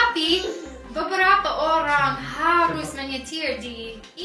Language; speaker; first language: Indonesian; non-native, learner; English